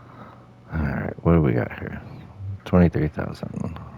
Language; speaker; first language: English; native; English